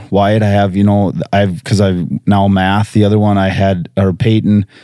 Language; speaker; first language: English; native; English